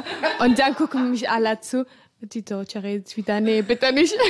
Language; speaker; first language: German; early bilingual, other home language; Arabic